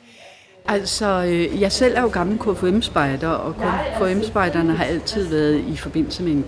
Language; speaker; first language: Danish; native; Danish